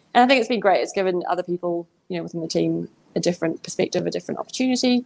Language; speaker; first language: English; native; English